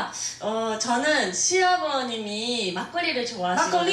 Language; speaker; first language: Korean; non-native, fluent; English